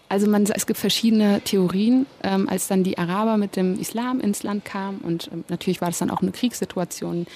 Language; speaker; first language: German; native; German